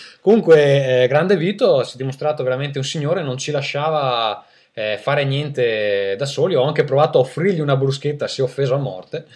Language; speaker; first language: Italian; native; Italian